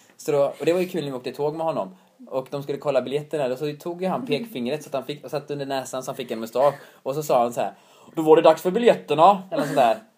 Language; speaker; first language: Swedish; native; Swedish